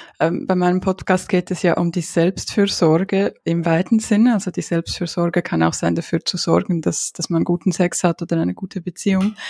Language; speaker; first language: German; native; German